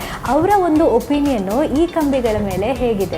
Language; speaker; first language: Kannada; native; Kannada